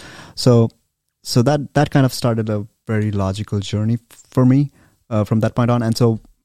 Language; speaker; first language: English; non-native, local second language; Hindi